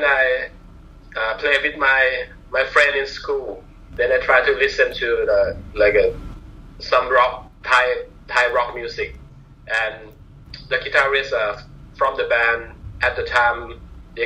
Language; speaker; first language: English; non-native, learner; Thai